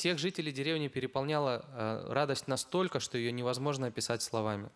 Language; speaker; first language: Russian; native; Russian